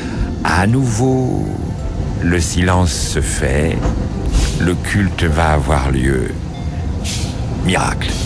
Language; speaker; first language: French; native; French